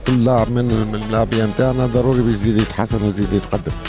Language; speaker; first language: Arabic; native; Arabic